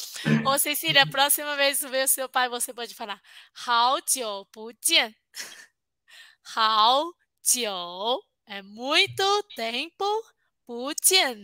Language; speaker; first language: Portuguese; non-native, fluent; Chinese